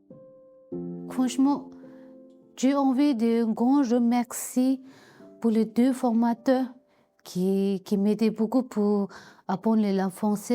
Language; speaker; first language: French; non-native, learner; Tibetan